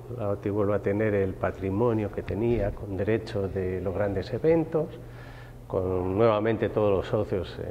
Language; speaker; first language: Spanish; native; Spanish